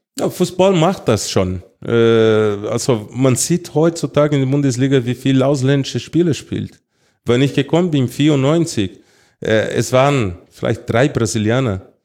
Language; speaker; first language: German; non-native, fluent; Portuguese